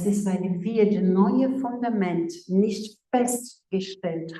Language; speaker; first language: German; non-native, fluent; Portuguese